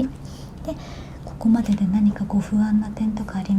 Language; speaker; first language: Japanese; native; Japanese